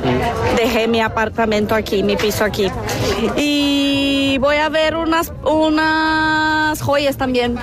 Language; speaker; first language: Spanish; non-native, fluent; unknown